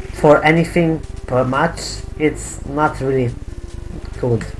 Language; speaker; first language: English; non-native, fluent; Hungarian